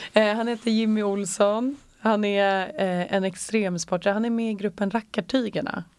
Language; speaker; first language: Swedish; native; Swedish